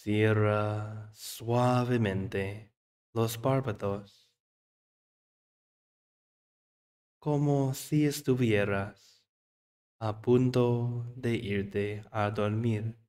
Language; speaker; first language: Spanish; non-native, fluent; English